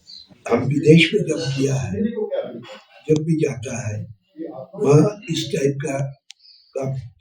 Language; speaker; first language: Hindi; non-native, local second language; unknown